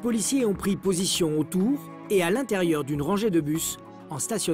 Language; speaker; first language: French; native; French